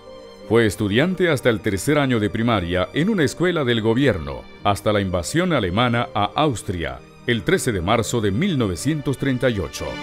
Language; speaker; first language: Spanish; native; Spanish